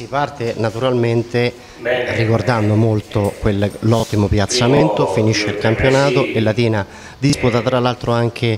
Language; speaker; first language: Italian; native; Italian